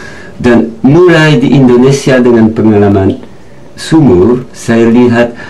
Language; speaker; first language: Indonesian; non-native, learner; French